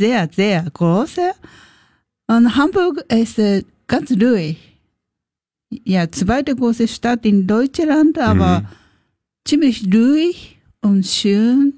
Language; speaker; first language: German; non-native, learner; Japanese